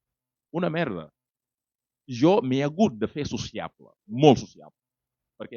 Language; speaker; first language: Catalan; non-native, fluent; Wolof